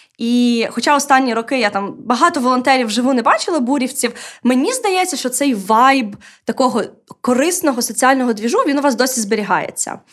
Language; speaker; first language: Ukrainian; native; Ukrainian